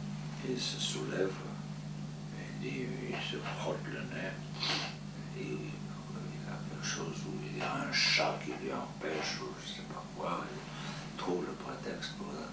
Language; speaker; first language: French; non-native, fluent; Georgian